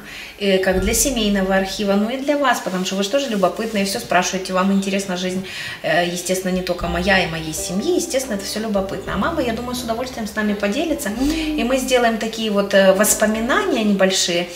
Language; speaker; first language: Russian; native; Russian